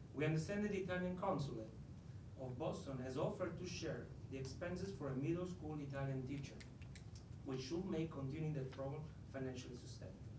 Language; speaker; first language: English; non-native, fluent; Italian